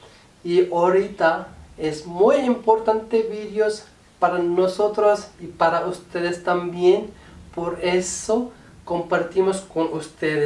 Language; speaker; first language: Spanish; non-native, learner; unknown